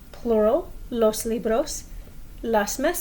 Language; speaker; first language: Spanish; non-native, fluent; English